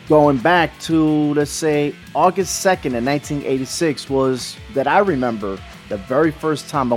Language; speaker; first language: English; native; English